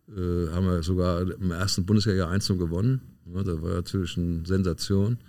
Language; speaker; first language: German; native; German